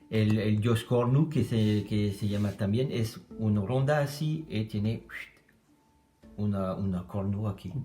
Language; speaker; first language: Spanish; non-native, learner; French